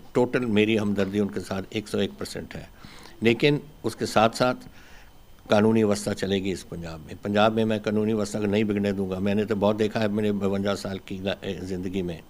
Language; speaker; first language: Hindi; non-native, local second language; Punjabi